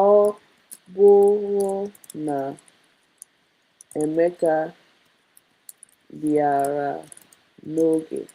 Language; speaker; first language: Igbo; non-native, learner; English